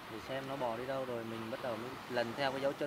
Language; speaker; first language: Vietnamese; native; Vietnamese